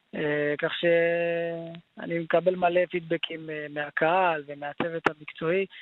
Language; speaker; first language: Hebrew; native; Hebrew